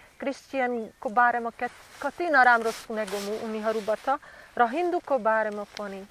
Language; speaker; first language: Nepali; non-native, learner; Slovak